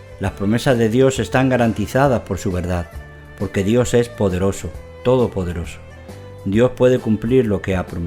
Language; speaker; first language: Spanish; native; Spanish